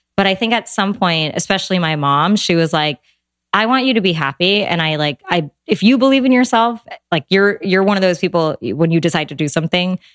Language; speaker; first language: English; native; English